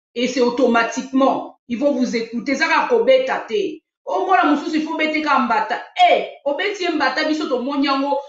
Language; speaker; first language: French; non-native, local second language; Lingala